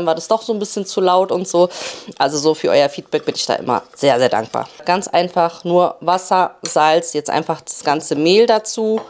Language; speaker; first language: German; early bilingual, other home language; Polish